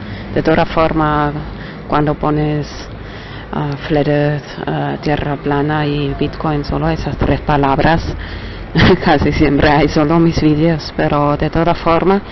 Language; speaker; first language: Spanish; non-native, fluent; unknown